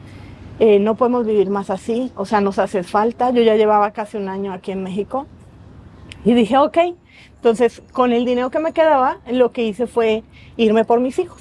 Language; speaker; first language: Spanish; native; Spanish